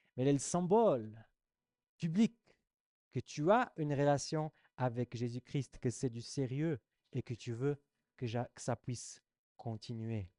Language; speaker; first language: French; non-native, fluent; Portuguese